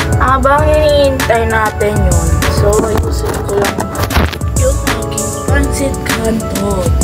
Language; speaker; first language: Filipino; non-native, local second language; Pampanga